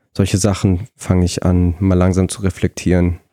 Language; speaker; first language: German; early bilingual, other home language; Russian